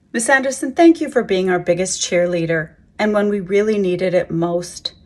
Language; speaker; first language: English; native; English